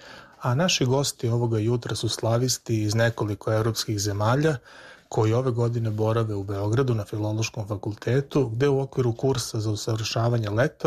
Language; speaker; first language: Serbian; native; Serbian